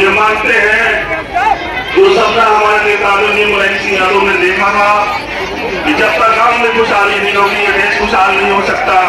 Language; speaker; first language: Hindi; native; Hindi